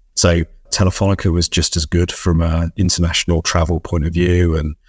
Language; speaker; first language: English; native; English